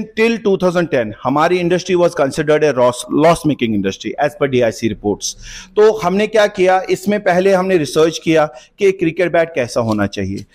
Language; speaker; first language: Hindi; non-native, local second language; Kashmiri